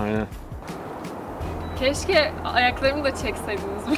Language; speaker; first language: Turkish; native; Turkish